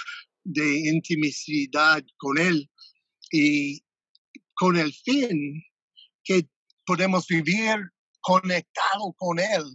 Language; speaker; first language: Spanish; non-native, fluent; English